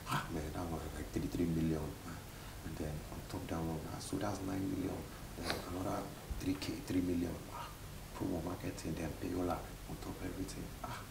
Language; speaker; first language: English; non-native, local second language; Igbo